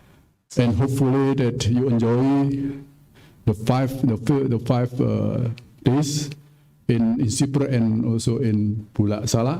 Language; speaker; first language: English; non-native, fluent; Indonesian